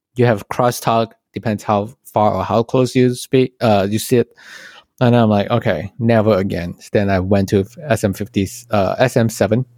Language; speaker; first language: English; non-native, local second language; Chinese